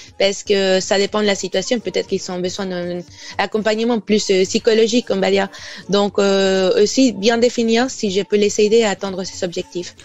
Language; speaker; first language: French; non-native, fluent; Spanish